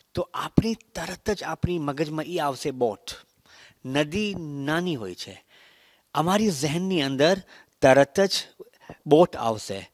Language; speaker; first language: Gujarati; early bilingual, heritage; Gujarati